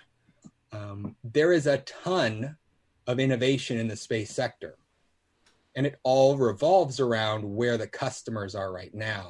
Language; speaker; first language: English; native; English